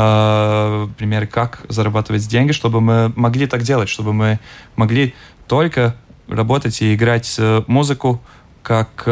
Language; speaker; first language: Russian; non-native, local second language; Latvian